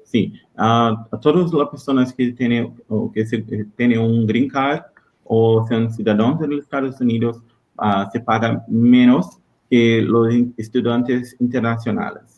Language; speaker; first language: Spanish; non-native, learner; Portuguese